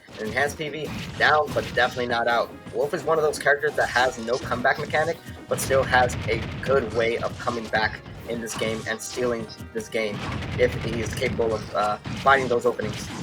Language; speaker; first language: English; native; English